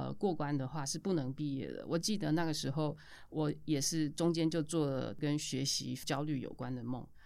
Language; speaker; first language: Chinese; native; Chinese